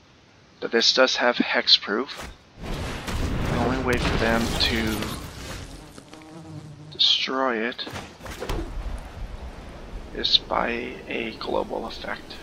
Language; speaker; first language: English; native; English